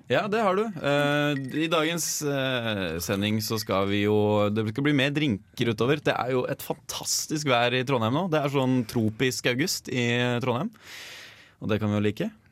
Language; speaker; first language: Norwegian; native; Norwegian